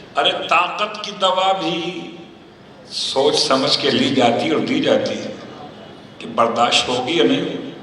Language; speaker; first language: Urdu; native; Urdu